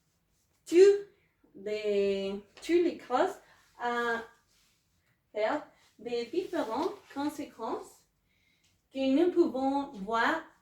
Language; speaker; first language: French; non-native, learner; Spanish